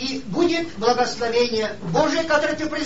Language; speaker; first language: Polish; non-native, learner; Russian